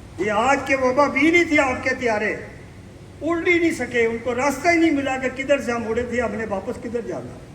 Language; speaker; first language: Urdu; non-native, local second language; Punjabi